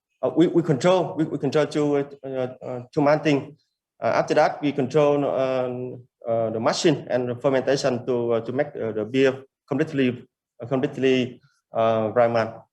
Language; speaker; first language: English; non-native, learner; Vietnamese